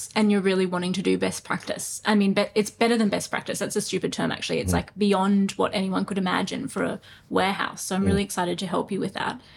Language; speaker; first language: English; native; English